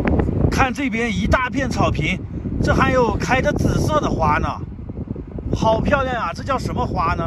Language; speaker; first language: Chinese; native; Chinese